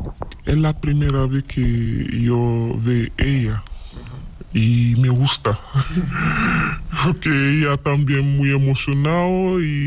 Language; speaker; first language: Spanish; non-native, learner; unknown